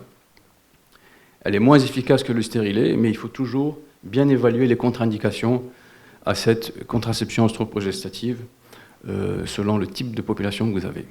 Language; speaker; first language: French; non-native, local second language; Wolof